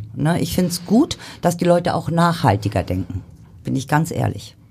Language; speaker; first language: German; native; German